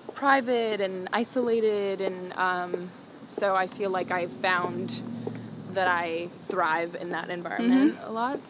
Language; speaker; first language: English; early bilingual, other home language; Spanish